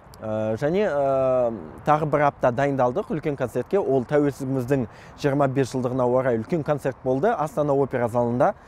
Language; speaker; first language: Kazakh; non-native, local second language; Russian